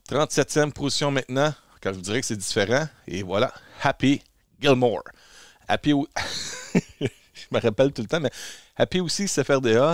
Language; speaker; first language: French; native; French